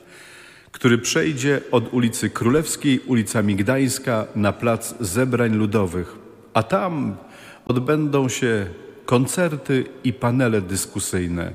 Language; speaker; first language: Polish; native; Polish